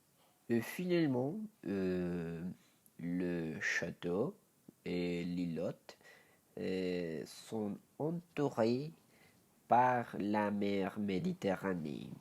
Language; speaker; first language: French; non-native, learner; Spanish